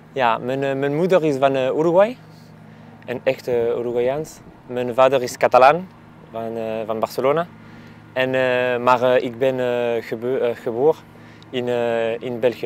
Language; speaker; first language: Dutch; non-native, local second language; Spanish